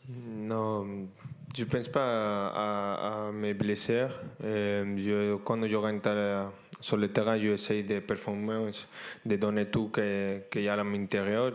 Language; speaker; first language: French; non-native, fluent; Spanish